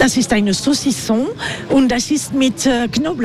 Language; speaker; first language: German; non-native, learner; French